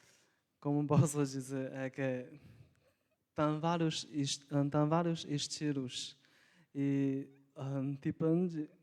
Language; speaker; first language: Portuguese; non-native, local second language; Chinese